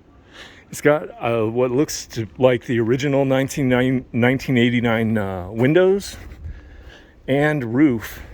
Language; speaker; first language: English; native; English